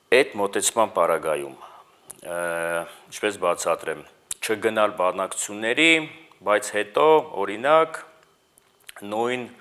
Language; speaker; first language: Armenian; native; Armenian